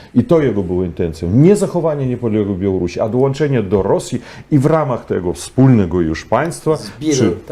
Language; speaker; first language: Polish; non-native, fluent; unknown